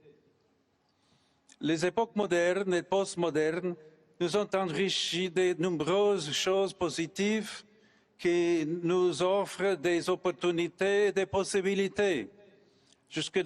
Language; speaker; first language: French; non-native, fluent; English